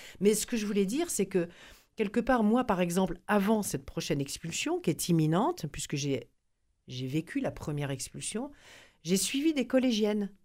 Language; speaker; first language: French; native; French